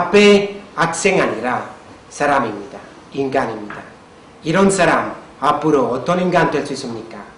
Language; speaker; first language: Korean; non-native, learner; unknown